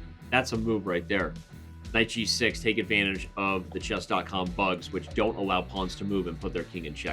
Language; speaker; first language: English; native; English